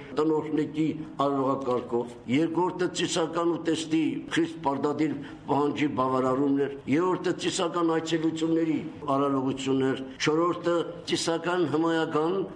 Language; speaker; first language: Armenian; native; Armenian